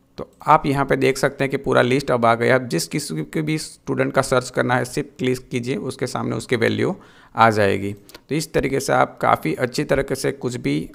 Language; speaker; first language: Hindi; non-native, local second language; Gujarati